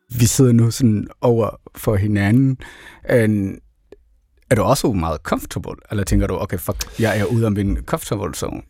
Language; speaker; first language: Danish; early bilingual, other home language; Somali